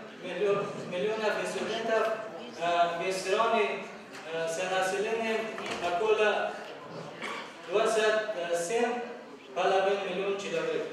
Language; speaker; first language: Russian; non-native, learner; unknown